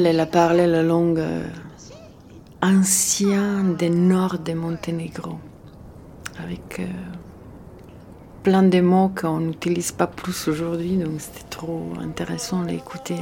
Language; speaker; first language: French; non-native, fluent; Serbian